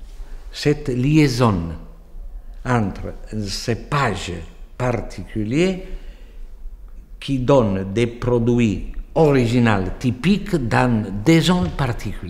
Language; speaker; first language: French; non-native, fluent; Italian